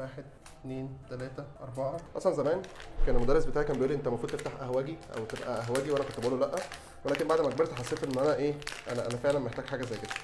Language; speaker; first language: Arabic; native; Arabic